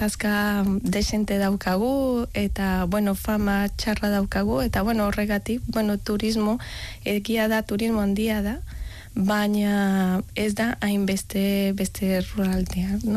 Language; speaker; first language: Basque; non-native, learner; Spanish